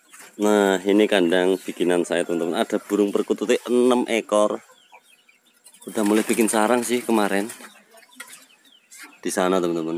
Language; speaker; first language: Malay; native; Malay